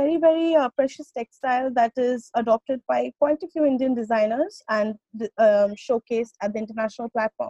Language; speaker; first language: English; non-native, local second language; Bangla